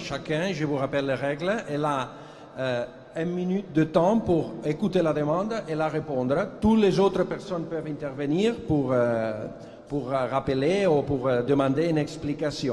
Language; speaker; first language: French; non-native, fluent; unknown